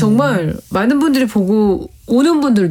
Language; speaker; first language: Korean; native; Korean